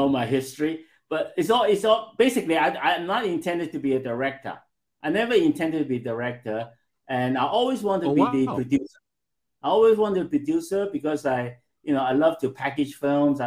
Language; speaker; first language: English; non-native, local second language; Cantonese